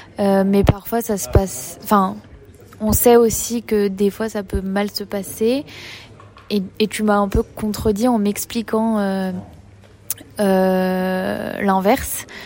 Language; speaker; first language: French; native; French